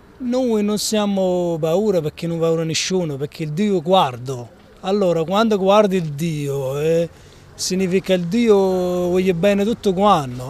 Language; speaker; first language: Italian; non-native, learner; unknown